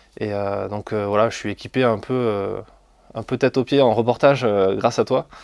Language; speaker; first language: French; native; French